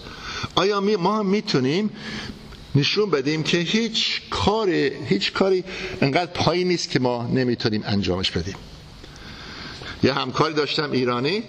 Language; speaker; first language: Persian; non-native, fluent; English